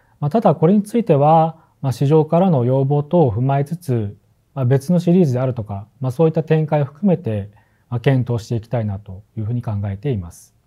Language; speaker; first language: Japanese; native; Japanese